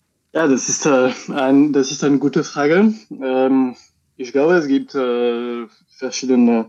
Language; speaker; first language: German; non-native, fluent; French